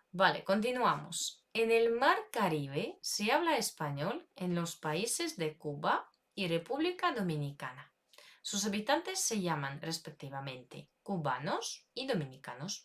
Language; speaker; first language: Spanish; non-native, fluent; Ukrainian